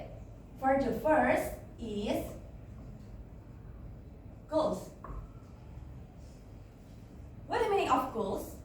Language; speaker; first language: English; non-native, learner; Indonesian